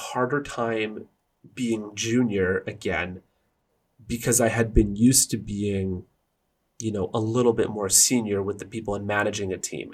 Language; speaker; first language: English; native; English